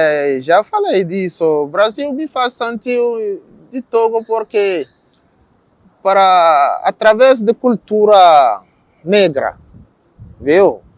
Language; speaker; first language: Portuguese; non-native, learner; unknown